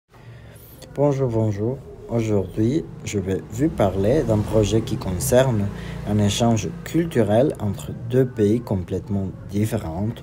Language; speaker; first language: French; non-native, learner; Spanish